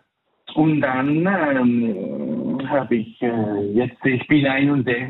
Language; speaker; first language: German; early bilingual, heritage; Italian